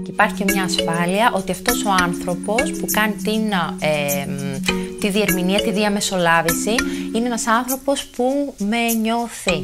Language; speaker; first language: Greek; native; Greek